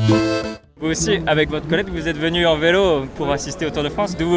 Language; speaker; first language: French; native; French